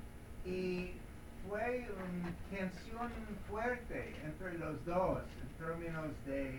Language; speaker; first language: Spanish; non-native, learner; English